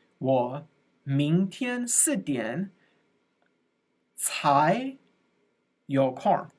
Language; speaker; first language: Chinese; non-native, fluent; English